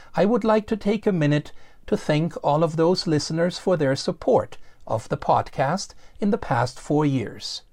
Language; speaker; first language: English; non-native, fluent; German